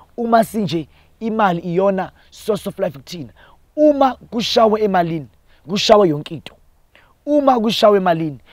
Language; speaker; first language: Zulu; non-native, local second language; Northern Sotho